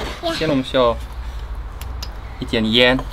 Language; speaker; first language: Chinese; non-native, fluent; German